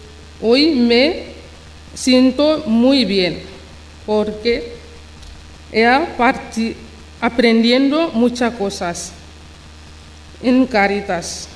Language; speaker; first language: Spanish; non-native, learner; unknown